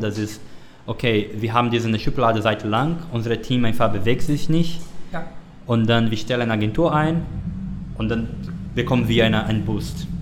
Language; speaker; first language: German; non-native, learner; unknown